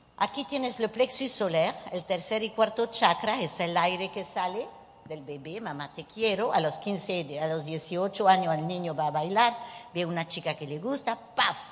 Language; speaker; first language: Spanish; early bilingual, heritage; Spanish